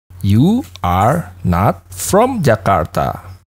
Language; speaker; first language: English; non-native, fluent; Indonesian